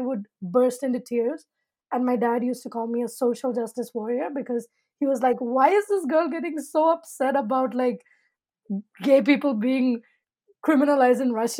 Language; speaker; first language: English; non-native, local second language; Malayalam